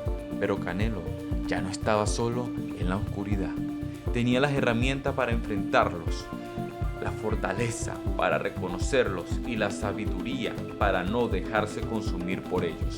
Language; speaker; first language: Spanish; native; Spanish